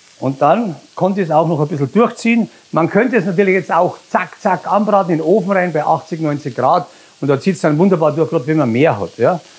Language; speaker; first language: German; native; German